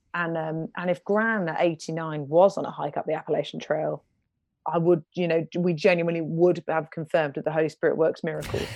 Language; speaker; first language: English; native; English